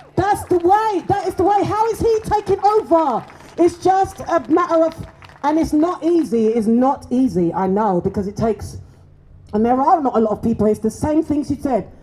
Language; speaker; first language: English; native; English